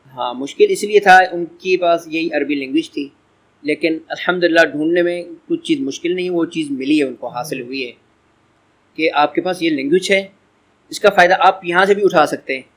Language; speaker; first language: Urdu; early bilingual, heritage; Urdu